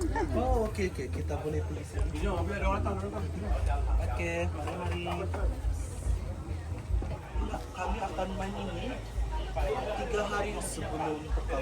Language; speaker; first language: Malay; non-native, local second language; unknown